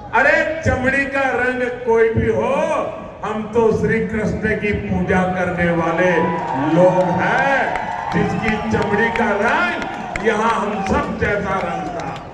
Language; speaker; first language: Hindi; non-native, local second language; Gujarati